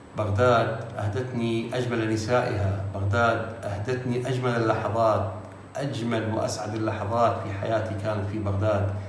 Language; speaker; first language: Arabic; native; Arabic